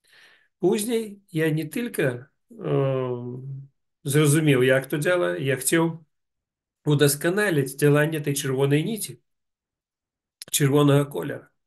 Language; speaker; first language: Polish; non-native, learner; Russian